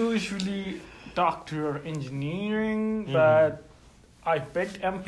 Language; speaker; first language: English; non-native, local second language; Telugu